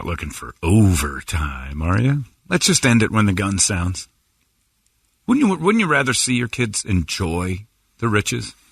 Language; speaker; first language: English; native; English